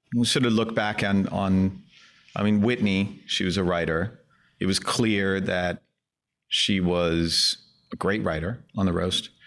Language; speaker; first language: English; non-native, fluent; Danish